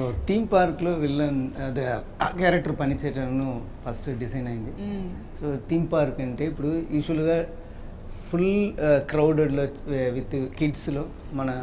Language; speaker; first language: Telugu; non-native, learner; Tamil